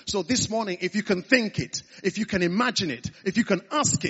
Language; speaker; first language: English; non-native, local second language; Igbo